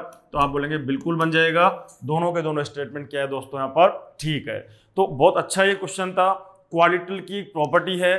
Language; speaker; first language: Hindi; native; Hindi